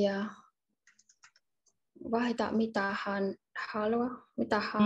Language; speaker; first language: Finnish; non-native, learner; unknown